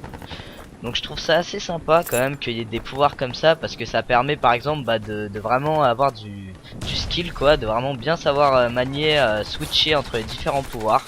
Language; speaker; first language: French; native; French